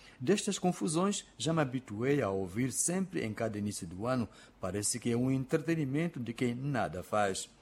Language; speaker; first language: Portuguese; non-native, local second language; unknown